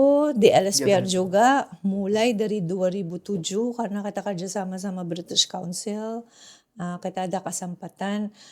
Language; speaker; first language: Indonesian; non-native, fluent; Filipino